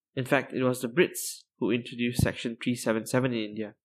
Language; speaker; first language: English; non-native, local second language; Tamil